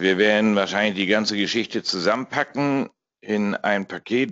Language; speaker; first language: German; native; German